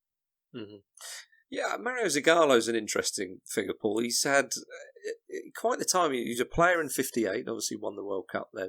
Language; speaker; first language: English; native; English